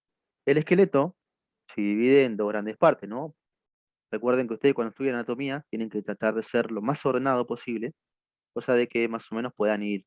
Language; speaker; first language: Spanish; native; Spanish